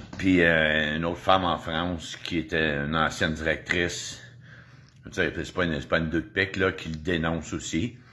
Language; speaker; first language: French; native; French